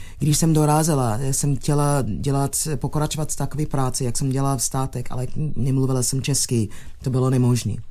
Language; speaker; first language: Czech; non-native, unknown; English